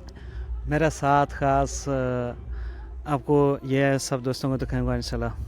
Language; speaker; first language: Hindi; non-native, local second language; Baluchi